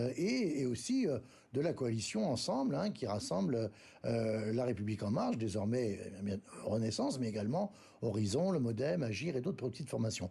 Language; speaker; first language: French; native; French